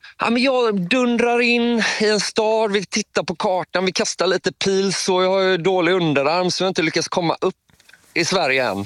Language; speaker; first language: Swedish; native; Swedish